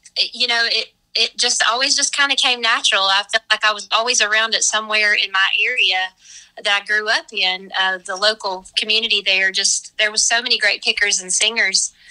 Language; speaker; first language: English; native; English